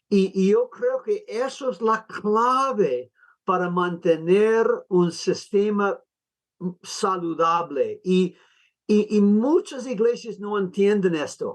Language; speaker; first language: Spanish; non-native, fluent; English